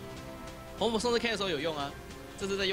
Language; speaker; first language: Chinese; native; Chinese